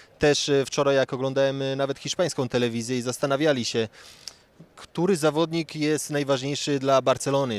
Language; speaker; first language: Polish; native; Polish